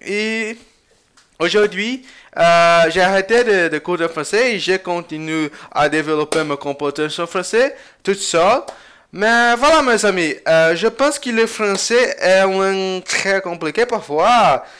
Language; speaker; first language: French; non-native, learner; Portuguese